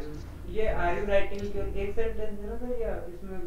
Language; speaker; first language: Hindi; native; Hindi